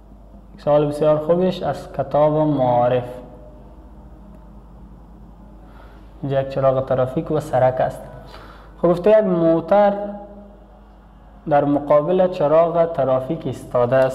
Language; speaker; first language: Persian; native; Persian